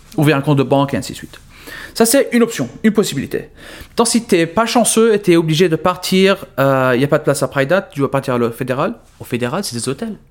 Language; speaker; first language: French; non-native, fluent; Arabic